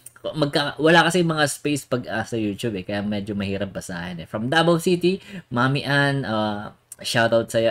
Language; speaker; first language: Filipino; native; Filipino